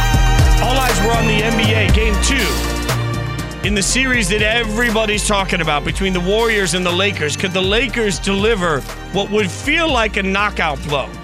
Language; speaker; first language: English; native; English